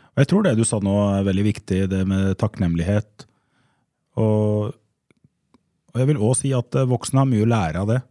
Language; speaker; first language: Norwegian; native; Norwegian